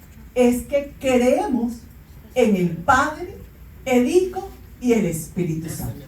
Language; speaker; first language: Spanish; native; Spanish